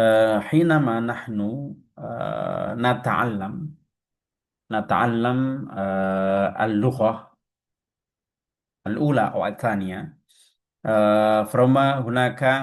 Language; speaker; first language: Arabic; non-native, fluent; Indonesian